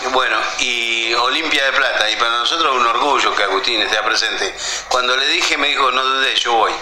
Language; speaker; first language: Spanish; native; Spanish